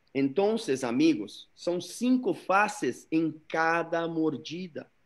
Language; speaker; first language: Spanish; non-native, learner; Portuguese